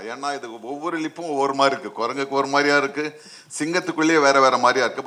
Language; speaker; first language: Tamil; native; Tamil